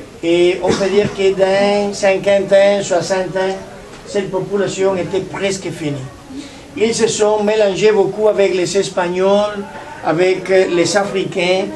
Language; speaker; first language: French; non-native, learner; Spanish